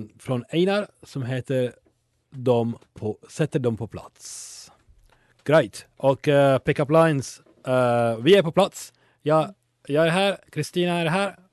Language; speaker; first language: Swedish; non-native, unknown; Italian